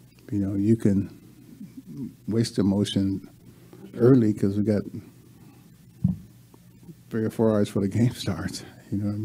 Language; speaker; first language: English; native; English